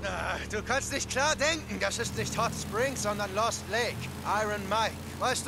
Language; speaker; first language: German; native; German